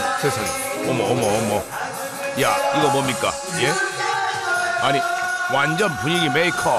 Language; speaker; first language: Korean; native; Korean